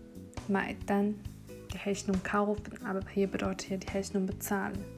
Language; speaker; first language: German; non-native, fluent; Chinese